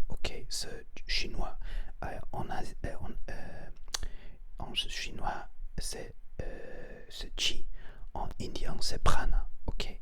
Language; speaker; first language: French; non-native, learner; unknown